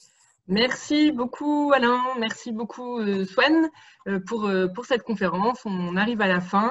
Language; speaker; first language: French; native; French